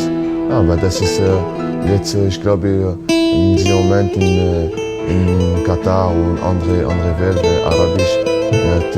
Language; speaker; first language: German; non-native, fluent; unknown